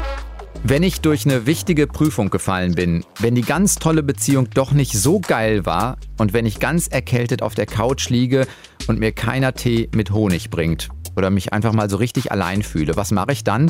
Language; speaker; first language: German; native; German